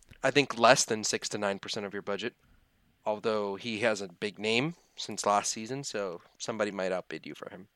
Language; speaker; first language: English; native; English